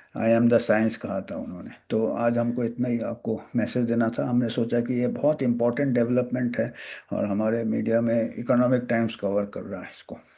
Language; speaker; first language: Hindi; non-native, local second language; Bangla